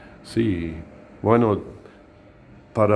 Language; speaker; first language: Spanish; non-native, fluent; German